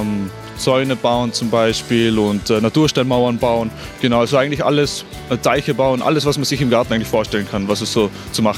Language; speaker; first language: German; native; German